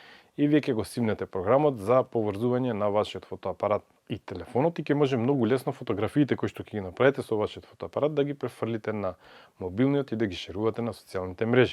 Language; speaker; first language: Macedonian; native; Macedonian